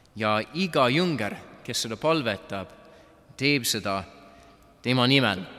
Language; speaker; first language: Estonian; non-native, fluent; English